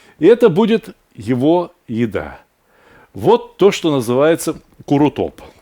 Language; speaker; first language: Russian; native; Russian